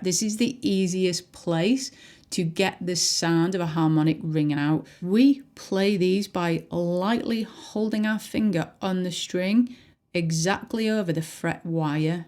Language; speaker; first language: English; native; English